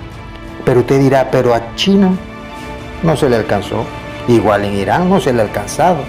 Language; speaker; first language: Spanish; native; Spanish